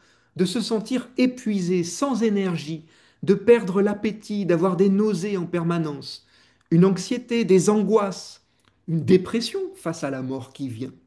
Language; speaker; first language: French; native; French